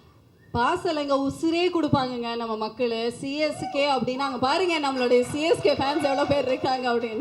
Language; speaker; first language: Tamil; native; Tamil